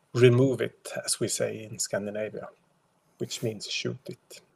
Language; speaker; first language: English; non-native, fluent; Swedish